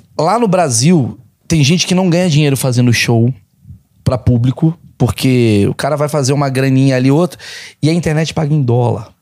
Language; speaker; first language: Portuguese; native; Portuguese